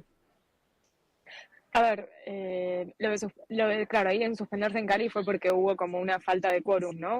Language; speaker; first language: Spanish; native; Spanish